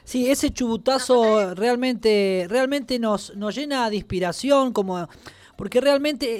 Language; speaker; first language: Spanish; native; Spanish